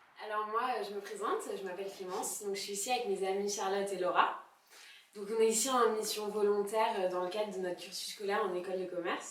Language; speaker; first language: French; native; French